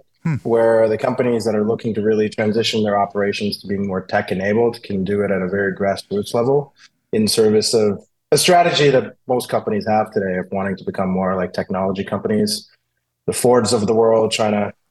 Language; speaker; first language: English; native; English